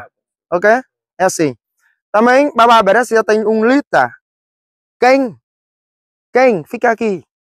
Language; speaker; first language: Portuguese; non-native, learner; Vietnamese